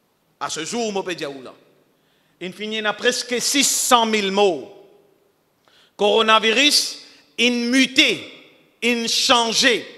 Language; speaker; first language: French; non-native, local second language; Morisyen